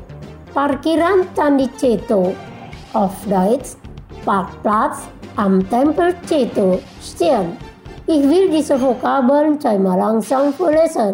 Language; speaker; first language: German; non-native, fluent; Indonesian